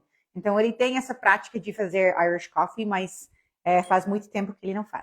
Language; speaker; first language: Portuguese; non-native, fluent; English